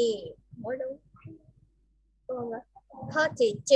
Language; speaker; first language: English; non-native, learner; Vietnamese